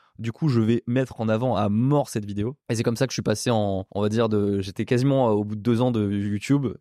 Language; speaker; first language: French; native; French